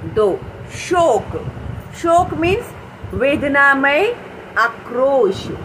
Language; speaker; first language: Hindi; non-native, local second language; Marathi